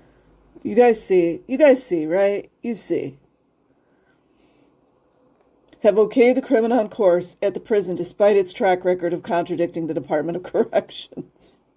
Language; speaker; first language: English; native; English